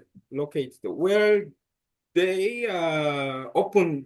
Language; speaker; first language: English; non-native, learner; Korean